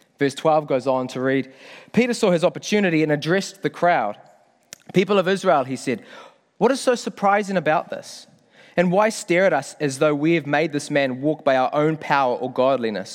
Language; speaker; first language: English; native; English